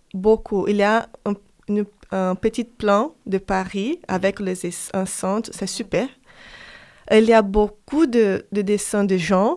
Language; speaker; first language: French; non-native, fluent; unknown